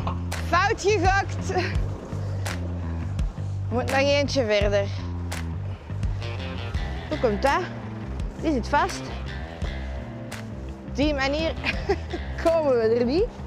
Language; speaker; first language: Dutch; native; Dutch